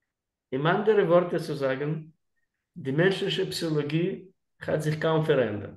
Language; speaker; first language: German; non-native, learner; Russian